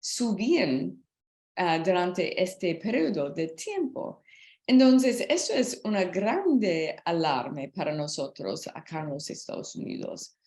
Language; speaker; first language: Spanish; non-native, learner; English